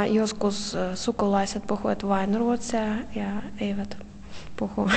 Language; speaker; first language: Finnish; non-native, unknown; Russian